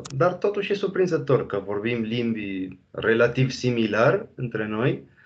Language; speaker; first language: Romanian; non-native, fluent; Spanish